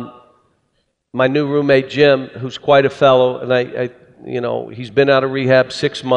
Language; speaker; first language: English; native; English